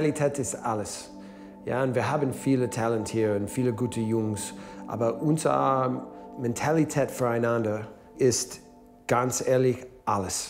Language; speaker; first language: German; non-native, learner; English